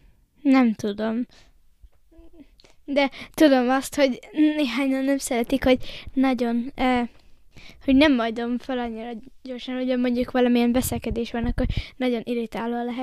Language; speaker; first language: Hungarian; early bilingual, heritage; Hungarian